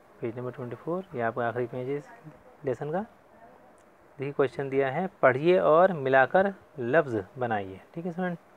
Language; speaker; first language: Hindi; native; Hindi